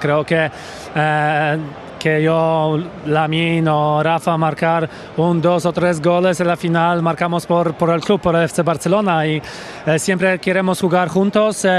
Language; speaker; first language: Spanish; non-native, fluent; Polish